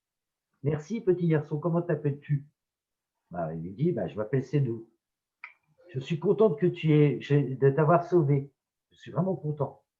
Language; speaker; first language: French; native; French